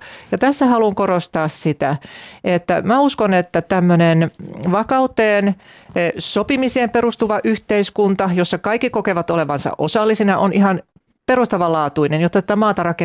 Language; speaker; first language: Finnish; native; Finnish